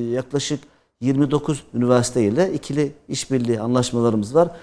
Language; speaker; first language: Turkish; native; Turkish